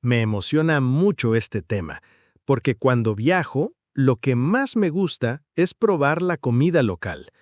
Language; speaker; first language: Spanish; non-native, fluent; English